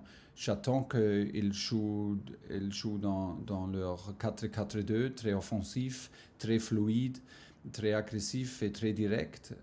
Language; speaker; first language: French; non-native, fluent; German